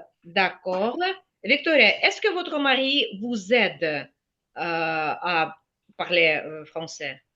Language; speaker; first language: French; non-native, fluent; Ukrainian